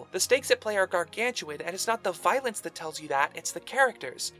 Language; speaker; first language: English; native; English